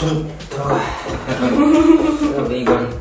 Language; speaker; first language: Korean; native; Korean